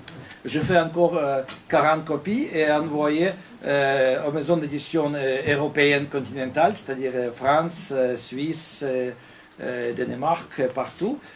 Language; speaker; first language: French; non-native, fluent; Russian